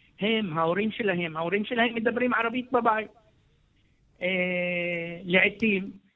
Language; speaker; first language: Hebrew; non-native, local second language; Arabic